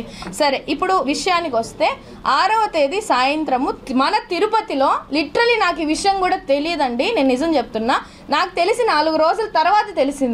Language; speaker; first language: Telugu; native; Telugu